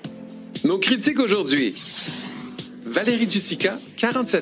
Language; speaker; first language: French; native; French